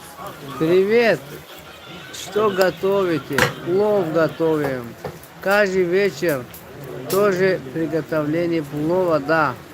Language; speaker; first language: Russian; non-native, fluent; Tajik